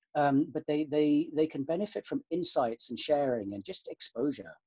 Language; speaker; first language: English; native; English